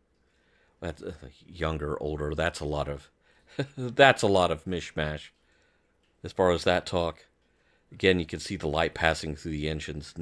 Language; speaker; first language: English; native; English